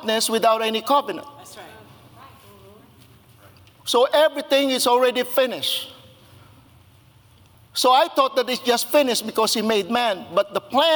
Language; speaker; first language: English; non-native, local second language; Filipino